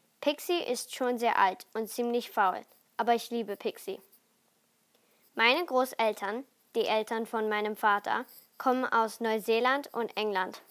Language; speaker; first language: German; early bilingual, heritage; German